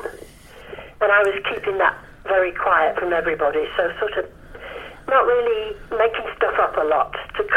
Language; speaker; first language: English; native; English